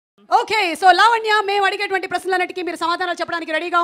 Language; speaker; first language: Telugu; native; Telugu